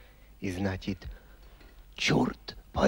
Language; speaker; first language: Russian; non-native, fluent; Swedish